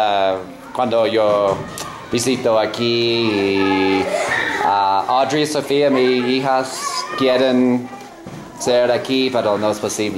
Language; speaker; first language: Spanish; non-native, learner; English